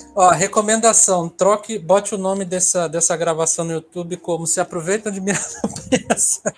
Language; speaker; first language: Portuguese; native; Portuguese